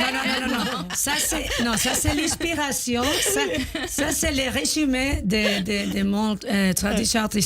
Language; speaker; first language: French; non-native, learner; Spanish